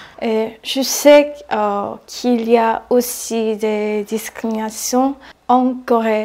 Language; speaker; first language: French; non-native, learner; Korean